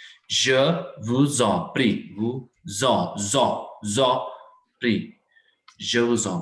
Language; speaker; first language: French; non-native, learner; Hindi